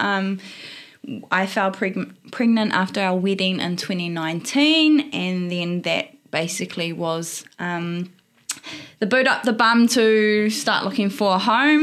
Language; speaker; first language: English; native; English